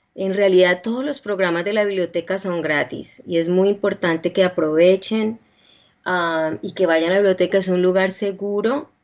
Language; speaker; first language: Spanish; native; Spanish